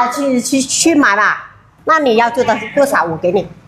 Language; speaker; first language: Chinese; non-native, learner; Vietnamese